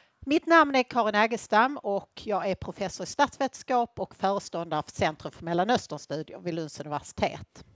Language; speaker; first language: Swedish; native; Swedish